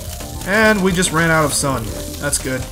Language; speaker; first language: English; native; English